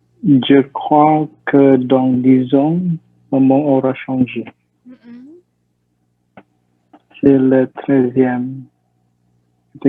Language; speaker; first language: French; non-native, learner; Indonesian